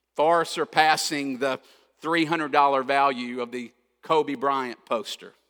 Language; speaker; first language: English; native; English